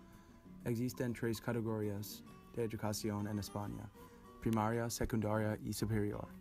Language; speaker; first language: Spanish; non-native, learner; English